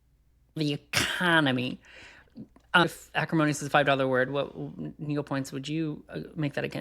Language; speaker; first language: English; native; English